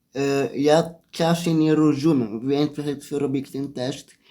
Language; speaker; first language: Polish; non-native, learner; Portuguese